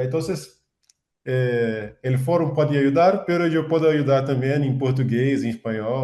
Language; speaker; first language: Portuguese; non-native, fluent; Spanish